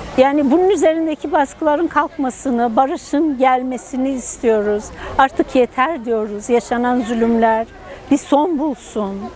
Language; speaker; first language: Turkish; non-native, local second language; Kurdish